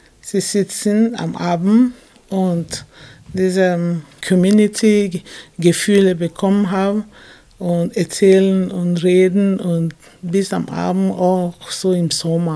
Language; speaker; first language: German; non-native, fluent; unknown